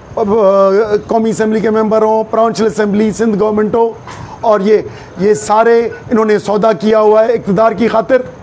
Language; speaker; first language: Urdu; non-native, local second language; Sindhi